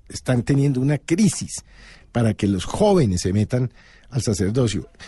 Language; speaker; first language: Spanish; native; Spanish